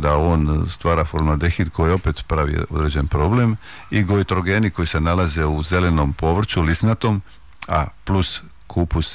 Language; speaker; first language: Croatian; native; Croatian